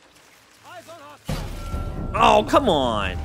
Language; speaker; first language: English; native; English